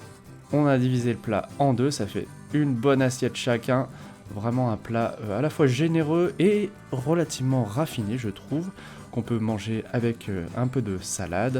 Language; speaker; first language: French; native; French